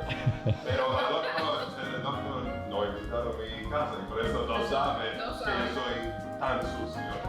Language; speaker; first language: Spanish; non-native, learner; English